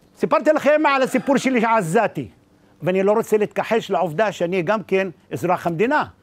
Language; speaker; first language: Hebrew; non-native, local second language; Arabic